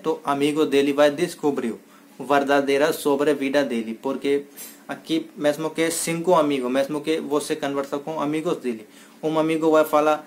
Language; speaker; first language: Portuguese; non-native, learner; Hindi